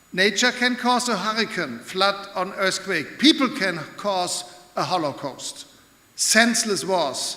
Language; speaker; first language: English; non-native, fluent; German